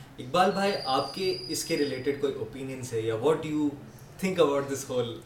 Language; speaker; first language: Urdu; native; Urdu